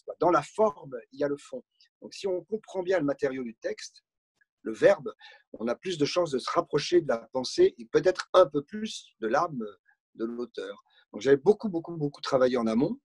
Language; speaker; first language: French; native; French